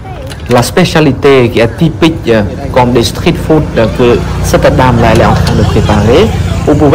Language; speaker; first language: French; non-native, fluent; Khmer